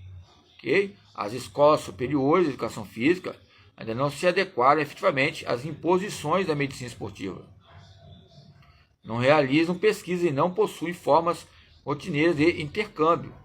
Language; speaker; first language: Portuguese; native; Portuguese